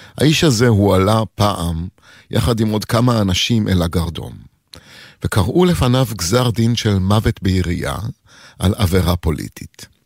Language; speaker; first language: Hebrew; native; Hebrew